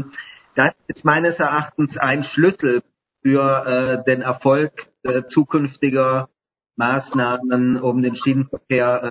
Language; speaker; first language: German; native; German